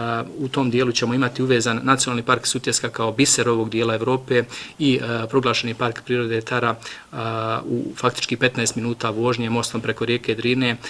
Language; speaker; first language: Bosnian; native; Bosnian